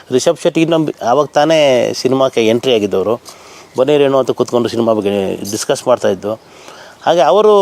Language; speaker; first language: Kannada; native; Kannada